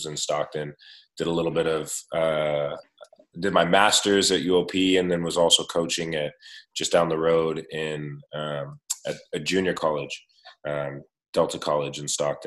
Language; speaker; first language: English; native; English